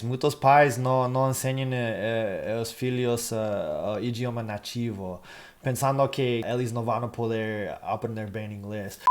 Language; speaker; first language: Portuguese; non-native, fluent; English